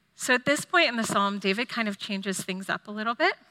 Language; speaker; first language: English; native; English